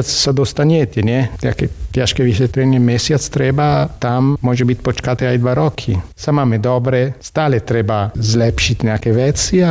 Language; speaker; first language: Slovak; non-native, learner; Italian